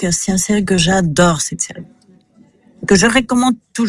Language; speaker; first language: French; non-native, fluent; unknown